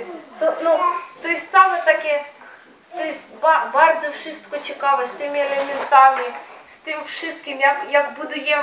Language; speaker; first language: Polish; non-native, fluent; Ukrainian